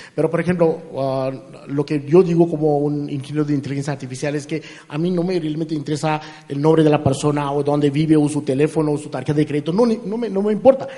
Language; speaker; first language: Spanish; non-native, fluent; Hindi